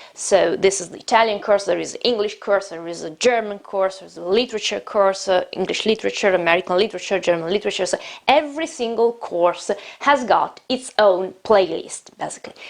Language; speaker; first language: English; non-native, fluent; Italian